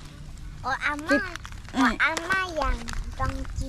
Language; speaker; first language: Chinese; early bilingual, heritage; Chinese